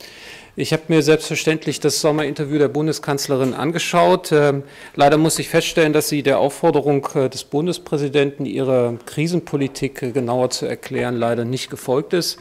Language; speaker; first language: German; native; German